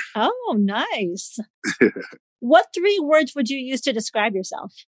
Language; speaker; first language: English; native; English